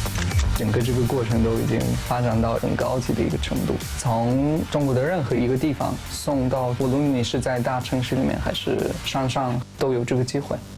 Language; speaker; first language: Chinese; non-native, fluent; Tajik